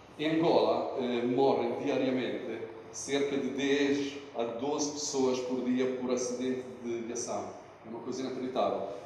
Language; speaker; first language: Portuguese; non-native, fluent; Italian